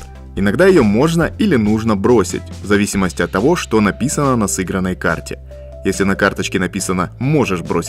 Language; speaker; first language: Russian; native; Russian